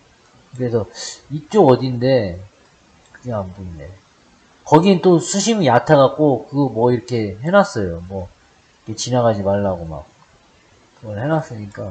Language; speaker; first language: Korean; native; Korean